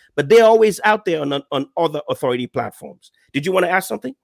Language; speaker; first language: English; non-native, local second language; Yoruba